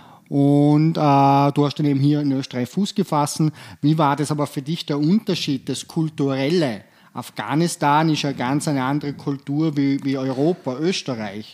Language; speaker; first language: German; native; German